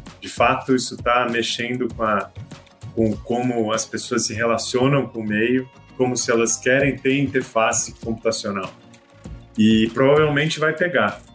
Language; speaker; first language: Portuguese; native; Portuguese